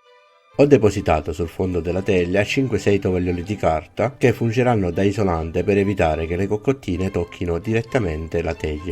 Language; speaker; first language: Italian; native; Italian